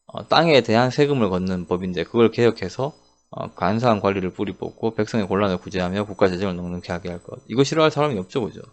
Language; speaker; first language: Korean; native; Korean